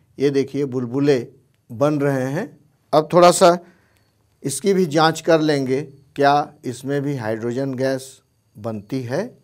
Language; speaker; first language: Hindi; native; Hindi